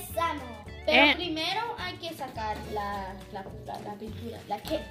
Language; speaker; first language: Spanish; early bilingual, heritage; Spanish